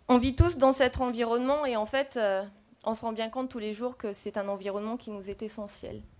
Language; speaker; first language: French; native; French